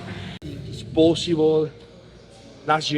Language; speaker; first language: English; non-native, learner; Spanish